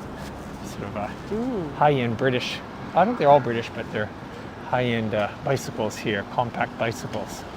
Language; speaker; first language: English; non-native, fluent; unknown